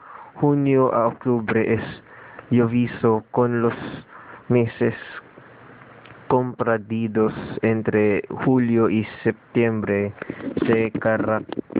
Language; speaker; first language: Spanish; non-native, learner; Filipino